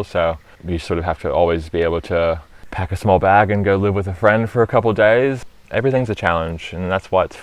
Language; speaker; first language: English; early bilingual, other home language; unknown